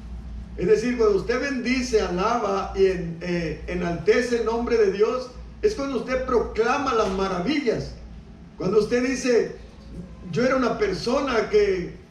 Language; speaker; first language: Spanish; native; Spanish